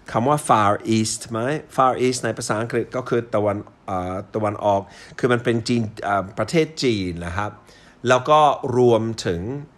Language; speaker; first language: Thai; non-native, fluent; English